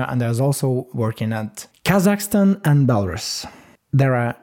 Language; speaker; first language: English; non-native, fluent; Russian